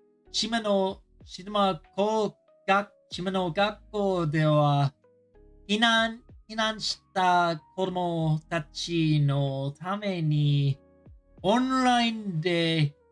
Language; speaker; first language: Japanese; non-native, learner; English